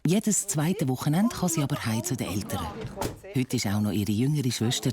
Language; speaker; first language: German; native; German